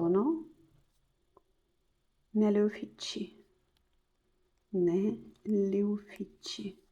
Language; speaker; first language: Italian; non-native, learner; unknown